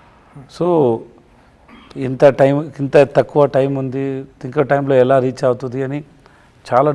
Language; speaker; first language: Telugu; non-native, learner; Tamil